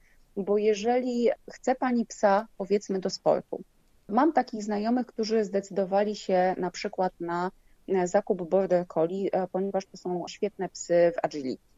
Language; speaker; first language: Polish; native; Polish